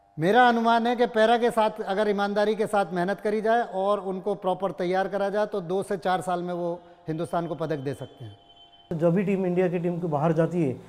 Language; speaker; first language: Hindi; non-native, local second language; Gujarati